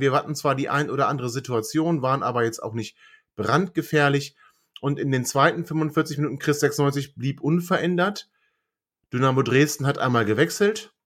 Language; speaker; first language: German; native; German